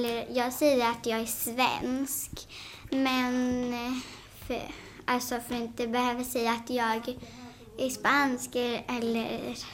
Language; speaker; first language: Swedish; early bilingual, heritage; Swedish